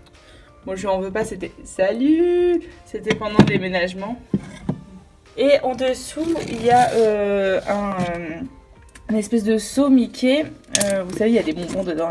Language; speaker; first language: French; native; French